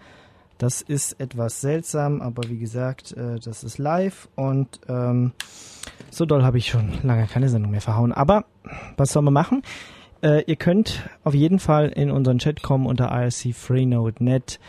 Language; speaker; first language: German; native; German